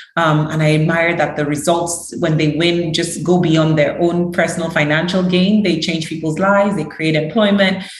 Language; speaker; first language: English; early bilingual, other home language; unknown